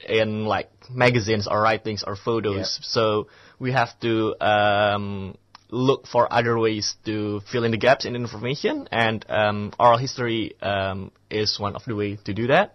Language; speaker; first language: English; non-native, fluent; Indonesian